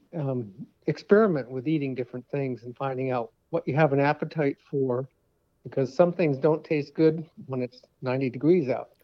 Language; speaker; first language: English; native; English